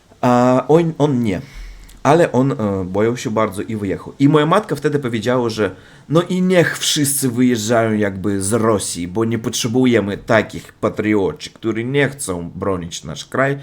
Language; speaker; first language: Polish; non-native, learner; Russian